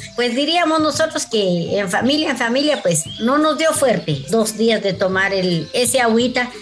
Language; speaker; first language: Spanish; non-native, local second language; Kʼicheʼ